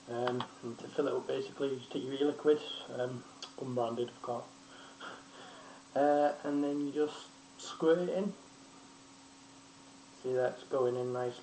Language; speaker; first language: English; native; English